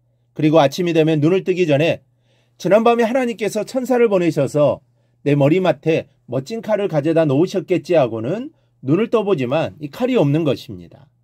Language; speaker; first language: Korean; native; Korean